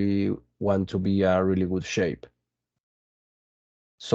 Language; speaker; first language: English; non-native, fluent; Spanish